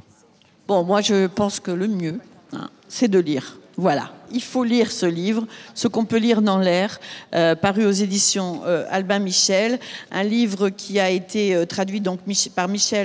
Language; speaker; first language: French; native; French